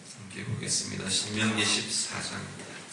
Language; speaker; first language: Korean; native; Korean